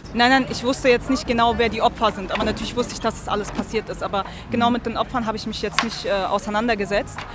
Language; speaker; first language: German; early bilingual, other home language; Arabic